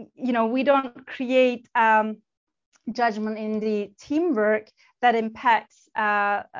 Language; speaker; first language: English; non-native, fluent; Turkish